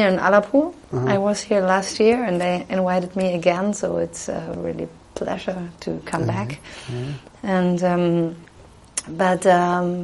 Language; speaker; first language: English; non-native, fluent; German